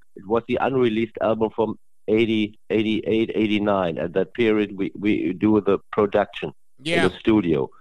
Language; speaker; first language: English; non-native, learner; German